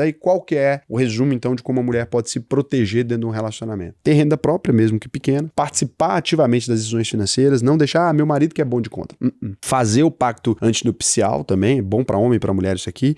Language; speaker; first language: Portuguese; native; Portuguese